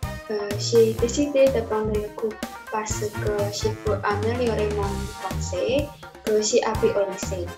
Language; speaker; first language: French; non-native, learner; Indonesian